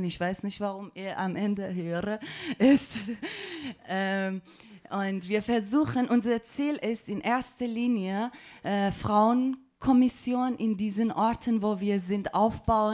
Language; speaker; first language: German; non-native, fluent; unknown